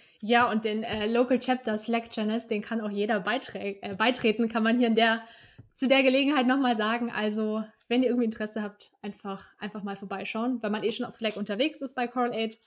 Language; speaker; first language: German; native; German